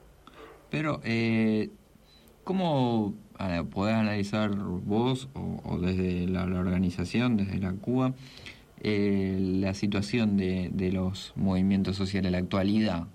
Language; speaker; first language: Spanish; native; Spanish